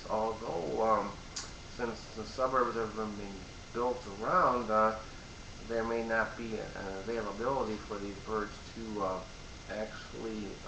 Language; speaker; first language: English; native; English